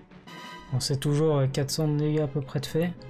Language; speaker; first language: French; native; French